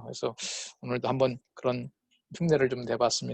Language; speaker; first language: Korean; native; Korean